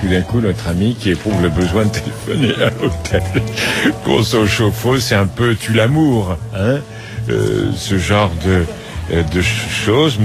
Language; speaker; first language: French; native; French